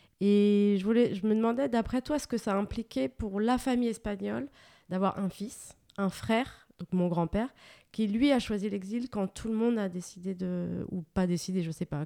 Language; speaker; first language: French; native; French